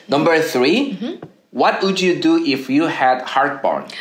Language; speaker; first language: English; non-native, fluent; Korean